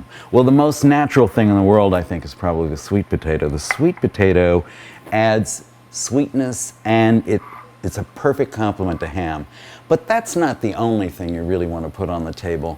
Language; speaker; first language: English; native; English